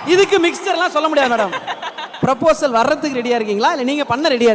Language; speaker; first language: Tamil; native; Tamil